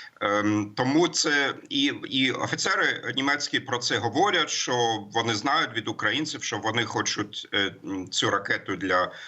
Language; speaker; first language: Ukrainian; non-native, fluent; German